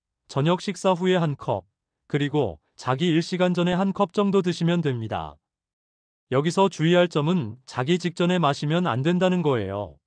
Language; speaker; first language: Korean; native; Korean